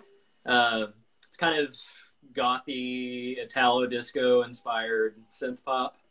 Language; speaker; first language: English; native; English